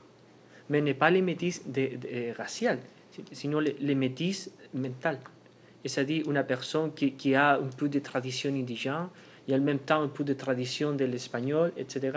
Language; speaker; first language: French; non-native, fluent; Spanish